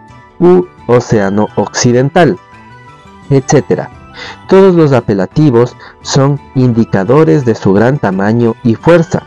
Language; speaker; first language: Spanish; native; Spanish